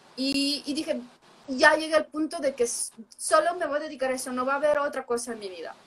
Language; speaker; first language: Spanish; non-native, fluent; Italian